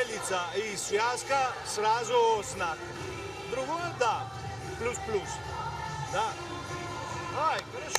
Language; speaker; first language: Russian; non-native, learner; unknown